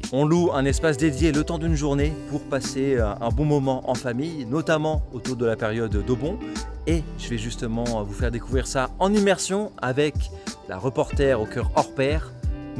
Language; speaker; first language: French; native; French